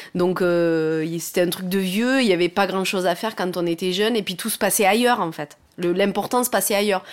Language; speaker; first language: French; native; French